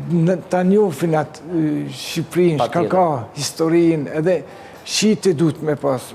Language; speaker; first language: Albanian; early bilingual, heritage; Turkish